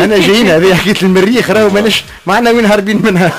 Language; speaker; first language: Arabic; native; Arabic